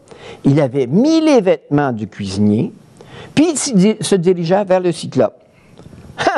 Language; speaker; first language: French; native; French